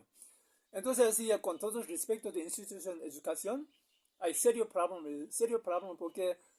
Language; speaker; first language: Spanish; non-native, learner; Korean